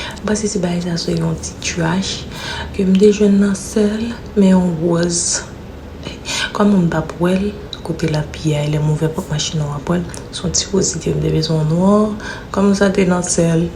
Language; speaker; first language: French; non-native, learner; Haitian Creole